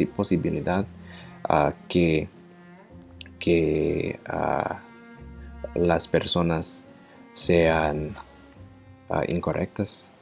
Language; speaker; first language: Spanish; non-native, learner; English